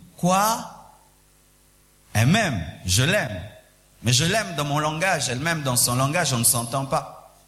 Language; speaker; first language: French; non-native, local second language; Swahili